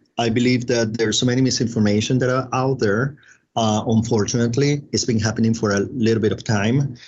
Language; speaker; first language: English; non-native, fluent; Spanish